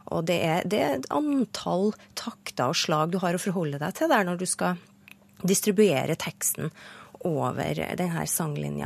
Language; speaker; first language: Norwegian; native; Norwegian